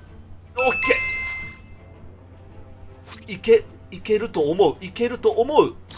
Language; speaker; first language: Japanese; native; Japanese